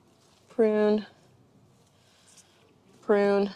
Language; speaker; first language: English; native; English